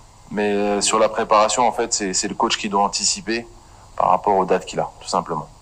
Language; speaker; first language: French; native; French